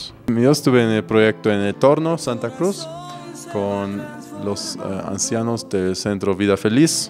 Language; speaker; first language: Spanish; non-native, fluent; German